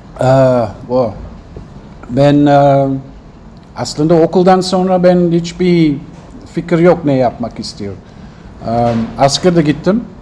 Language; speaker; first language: Turkish; non-native, learner; Russian